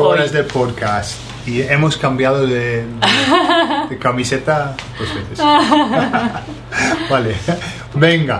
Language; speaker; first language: Spanish; non-native, fluent; English